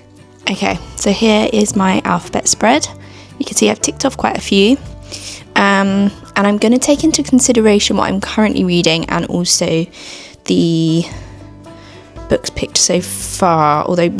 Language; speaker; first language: English; native; English